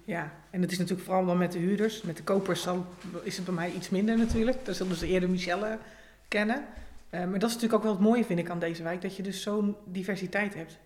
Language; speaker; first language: Dutch; native; Dutch